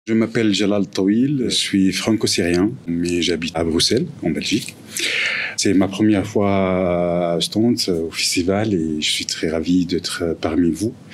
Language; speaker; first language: French; non-native, fluent; Arabic